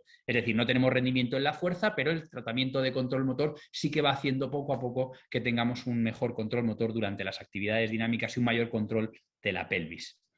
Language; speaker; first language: Spanish; native; Spanish